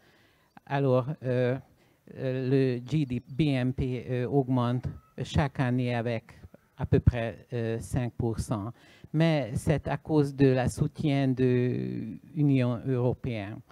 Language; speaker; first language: French; non-native, learner; Hungarian